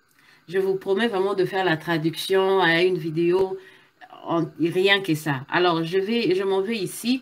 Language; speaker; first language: French; non-native, local second language; Lingala